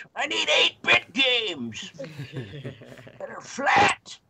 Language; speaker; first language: English; native; English